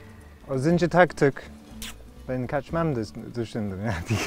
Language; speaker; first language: Turkish; non-native, learner; English